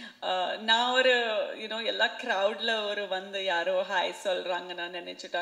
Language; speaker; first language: Tamil; non-native, fluent; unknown